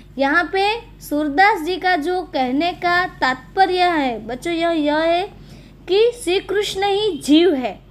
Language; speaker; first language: Hindi; non-native, local second language; Gujarati